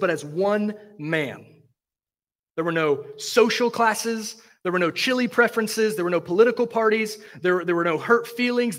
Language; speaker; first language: English; native; English